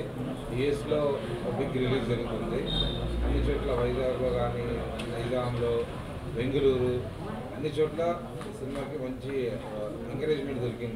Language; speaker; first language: Telugu; native; Telugu